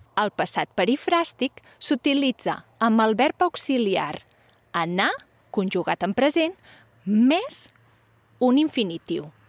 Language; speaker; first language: Catalan; native; Catalan